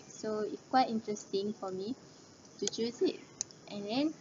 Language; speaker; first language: English; non-native, learner; Malay